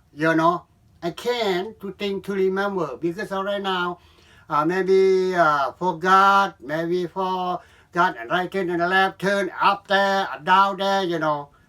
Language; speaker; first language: English; non-native, learner; Lao